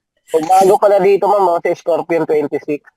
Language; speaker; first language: Filipino; native; Filipino